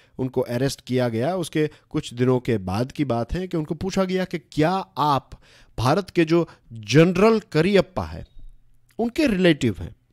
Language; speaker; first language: Hindi; non-native, local second language; Gujarati